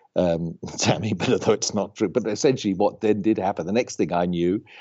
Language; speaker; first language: English; native; English